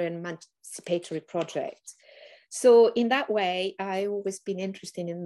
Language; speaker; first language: English; non-native, fluent; Italian